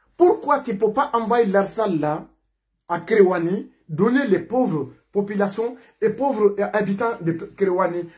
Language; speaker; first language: French; non-native, local second language; Mandingo